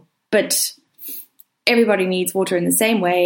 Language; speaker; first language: English; native; English